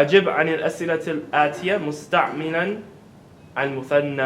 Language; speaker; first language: Arabic; non-native, fluent; English